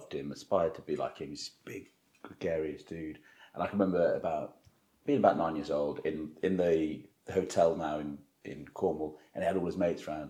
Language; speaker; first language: English; native; English